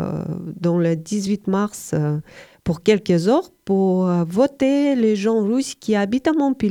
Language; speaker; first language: French; non-native, learner; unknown